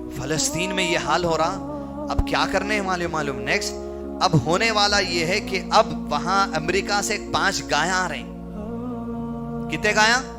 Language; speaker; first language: Urdu; native; Urdu